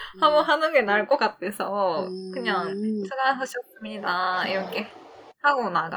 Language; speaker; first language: Korean; non-native, fluent; Japanese